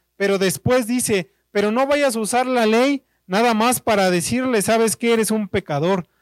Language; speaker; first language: Spanish; native; Spanish